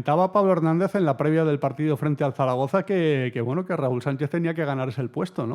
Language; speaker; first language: Spanish; native; Spanish